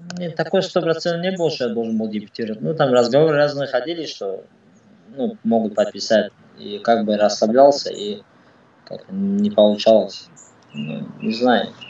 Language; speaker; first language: Russian; non-native, local second language; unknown